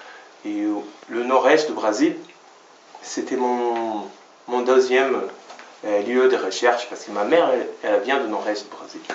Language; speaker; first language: French; non-native, fluent; Portuguese